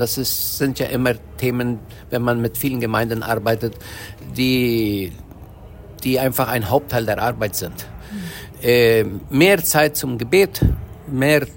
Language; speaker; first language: German; early bilingual, heritage; Low German